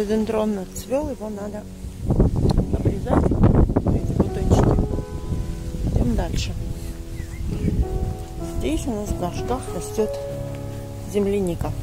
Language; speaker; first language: Russian; native; Russian